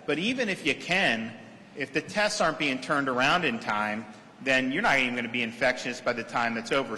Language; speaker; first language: English; native; English